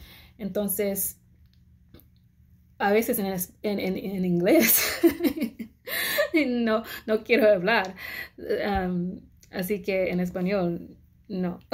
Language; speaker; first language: Spanish; non-native, learner; English